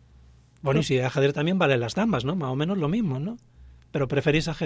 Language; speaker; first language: Spanish; native; Spanish